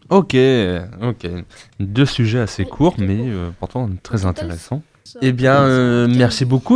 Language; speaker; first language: French; native; French